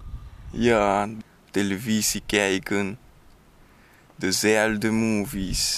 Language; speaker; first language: Dutch; non-native, learner; Papiamento